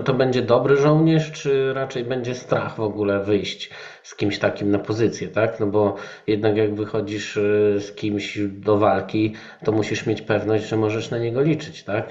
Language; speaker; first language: Polish; native; Polish